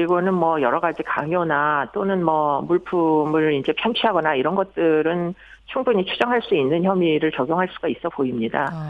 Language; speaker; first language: Korean; native; Korean